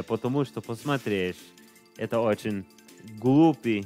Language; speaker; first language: Russian; non-native, learner; English